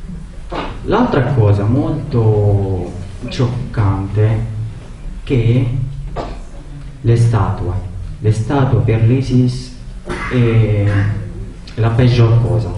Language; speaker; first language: Italian; non-native, learner; Arabic